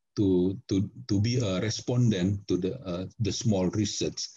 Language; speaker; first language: English; non-native, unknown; Indonesian